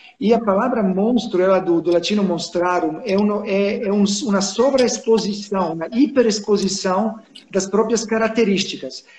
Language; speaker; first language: Portuguese; non-native, fluent; Croatian